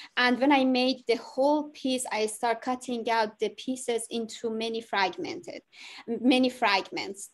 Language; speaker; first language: English; non-native, learner; Persian